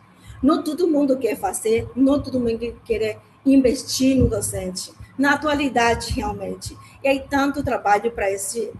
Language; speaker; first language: Portuguese; non-native, learner; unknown